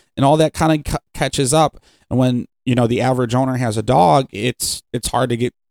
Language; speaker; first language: English; native; English